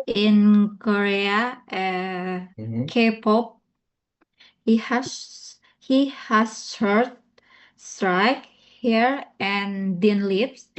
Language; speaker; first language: English; non-native, learner; Indonesian